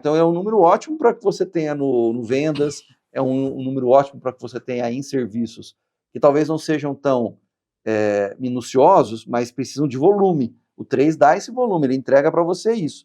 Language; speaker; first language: Portuguese; native; Portuguese